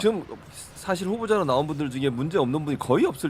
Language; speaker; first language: Korean; native; Korean